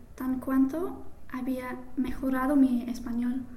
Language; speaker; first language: Spanish; non-native, fluent; English